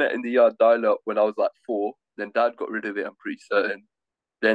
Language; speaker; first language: English; native; English